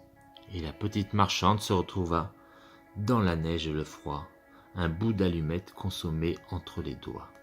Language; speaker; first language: French; native; French